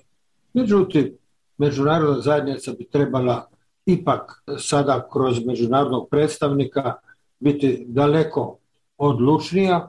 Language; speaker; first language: Serbian; native; Serbian